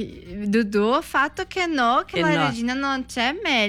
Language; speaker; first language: Italian; non-native, learner; Portuguese